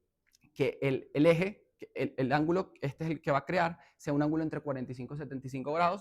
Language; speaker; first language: Spanish; native; Spanish